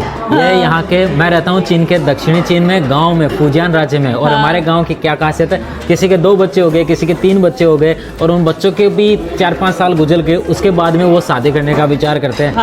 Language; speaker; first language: Hindi; native; Hindi